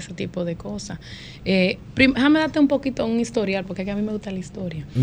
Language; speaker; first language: Spanish; early bilingual, heritage; Spanish